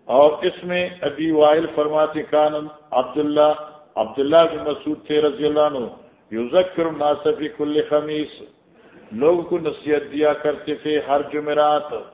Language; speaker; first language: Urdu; non-native, local second language; Northern Hindko